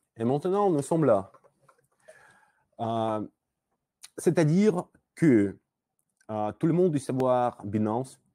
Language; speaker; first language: French; non-native, learner; Russian